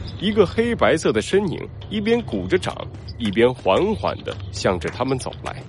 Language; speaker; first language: Chinese; native; Chinese